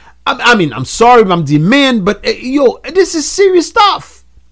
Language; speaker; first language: English; non-native, fluent; Haitian Creole